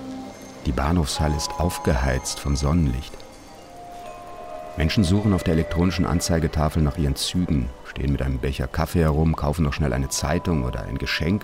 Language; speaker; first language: German; native; German